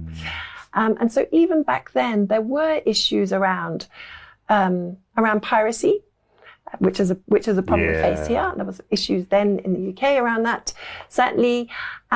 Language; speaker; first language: English; native; English